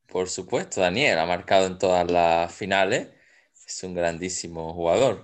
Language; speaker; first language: Spanish; native; Spanish